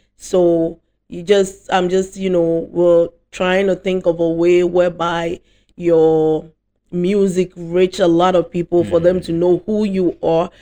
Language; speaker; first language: English; non-native, local second language; Akan